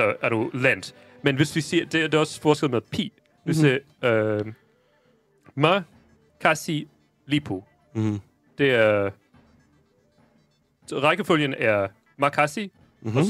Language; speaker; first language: Danish; non-native, fluent; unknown